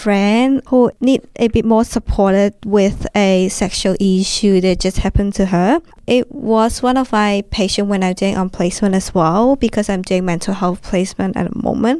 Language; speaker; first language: English; non-native, local second language; Cantonese